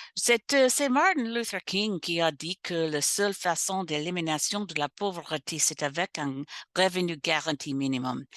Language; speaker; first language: French; non-native, local second language; English